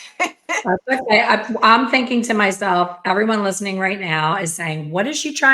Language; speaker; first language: English; native; English